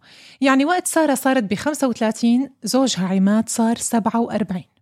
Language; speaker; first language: Arabic; native; Arabic